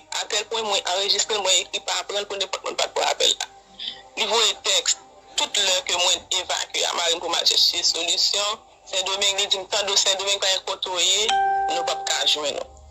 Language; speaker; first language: Haitian Creole; native; Haitian Creole